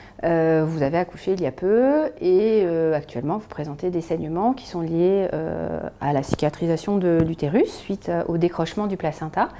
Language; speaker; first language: French; native; French